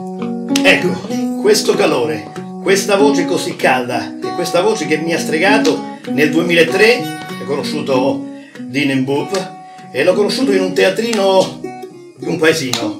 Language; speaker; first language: Italian; native; Italian